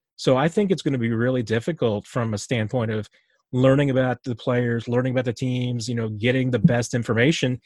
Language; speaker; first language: English; native; English